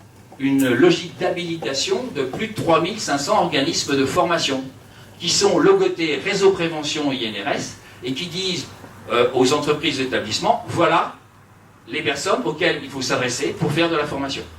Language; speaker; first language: French; native; French